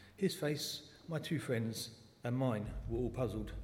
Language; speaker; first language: English; native; English